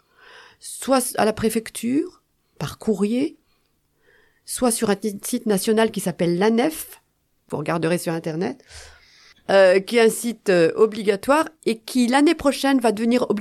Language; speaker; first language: French; native; French